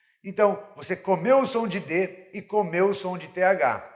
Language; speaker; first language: Portuguese; non-native, fluent; English